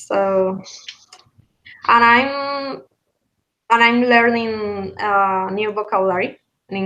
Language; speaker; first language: English; non-native, learner; Spanish